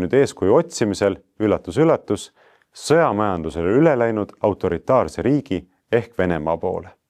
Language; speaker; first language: Estonian; native; Estonian